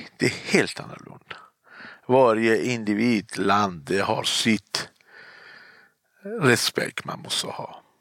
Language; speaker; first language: Swedish; non-native, fluent; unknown